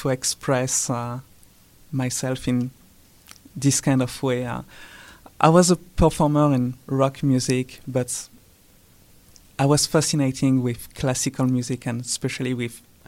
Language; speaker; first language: English; non-native, fluent; French